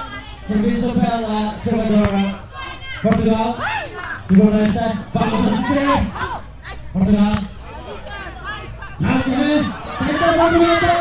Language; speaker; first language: Portuguese; non-native, learner; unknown